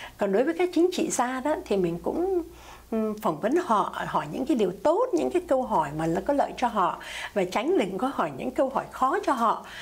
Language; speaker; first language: Vietnamese; native; Vietnamese